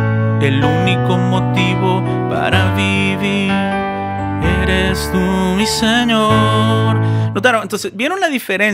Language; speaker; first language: Spanish; native; Spanish